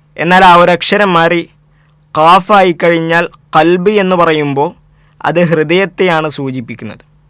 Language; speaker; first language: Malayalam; native; Malayalam